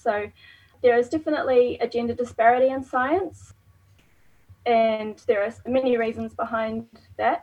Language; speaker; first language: English; native; English